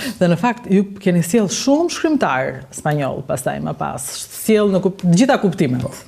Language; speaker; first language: Albanian; native; Albanian